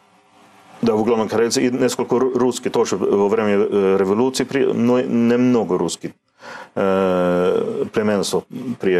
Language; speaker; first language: Russian; non-native, learner; Swedish